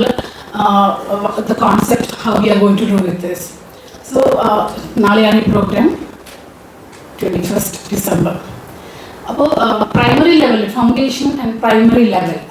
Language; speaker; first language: English; non-native, local second language; Malayalam